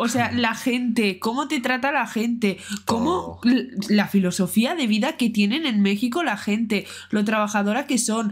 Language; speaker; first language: Spanish; native; Spanish